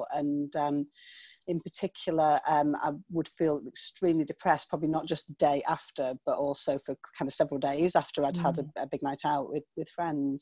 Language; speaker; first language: English; native; English